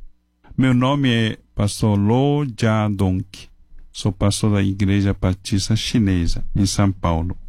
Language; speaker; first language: Portuguese; non-native, fluent; Chinese